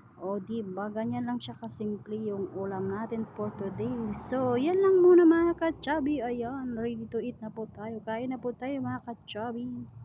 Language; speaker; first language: Filipino; non-native, local second language; Cebuano